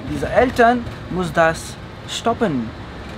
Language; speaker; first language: German; non-native, fluent; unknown